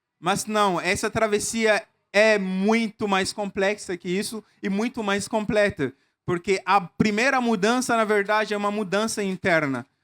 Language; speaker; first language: Portuguese; non-native, fluent; Mossi